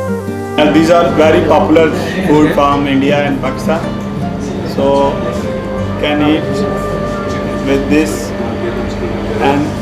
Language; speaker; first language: English; non-native, fluent; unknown